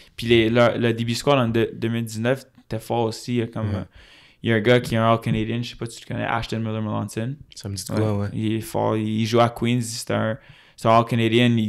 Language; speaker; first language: French; native; French